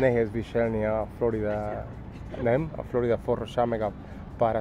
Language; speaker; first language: Hungarian; non-native, learner; English